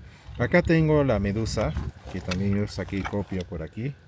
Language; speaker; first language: Spanish; native; Spanish